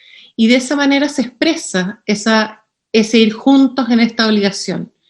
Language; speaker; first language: Spanish; native; Spanish